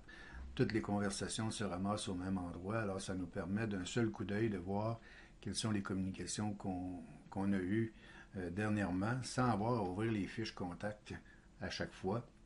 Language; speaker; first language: French; native; French